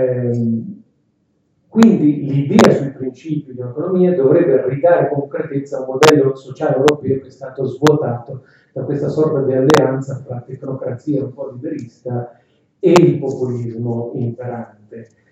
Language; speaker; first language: Italian; native; Italian